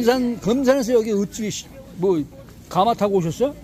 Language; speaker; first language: Korean; native; Korean